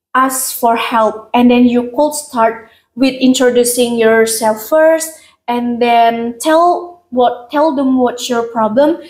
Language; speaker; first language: English; non-native, learner; Indonesian